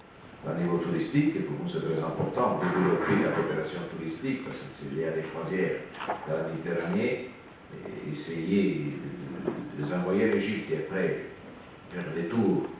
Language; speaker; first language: French; non-native, fluent; Italian